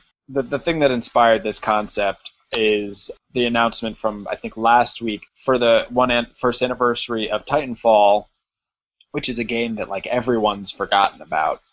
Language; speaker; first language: English; native; English